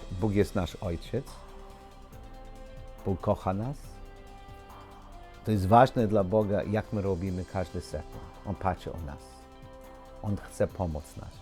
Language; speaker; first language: Polish; non-native, learner; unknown